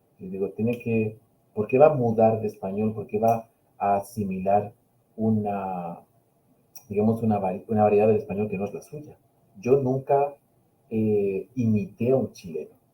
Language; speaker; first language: Spanish; non-native, local second language; Catalan